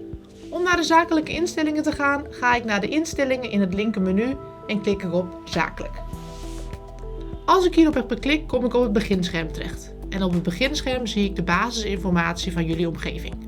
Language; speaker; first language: Dutch; native; Dutch